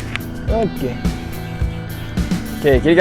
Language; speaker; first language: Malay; non-native, local second language; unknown